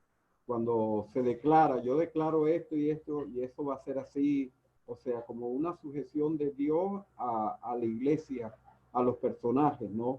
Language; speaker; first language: Spanish; native; Spanish